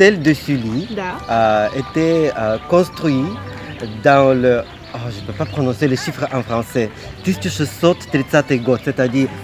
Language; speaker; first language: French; non-native, fluent; Russian